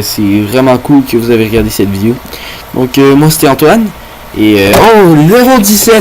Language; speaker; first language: French; native; French